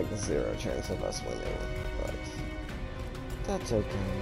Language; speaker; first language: English; native; English